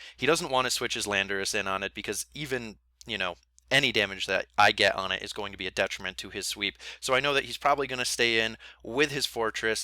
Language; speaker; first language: English; native; English